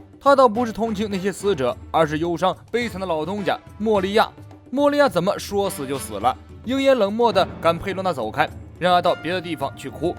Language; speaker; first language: Chinese; native; Chinese